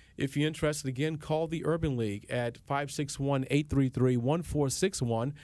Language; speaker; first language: English; native; English